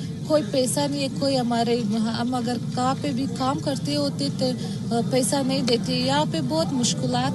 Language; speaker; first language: Hindi; non-native, fluent; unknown